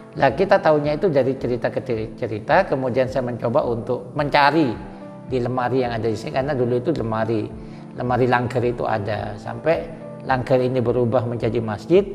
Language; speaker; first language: Indonesian; non-native, local second language; Madurese